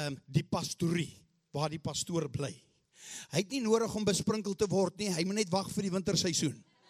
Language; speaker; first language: Afrikaans; early bilingual, heritage; Afrikaans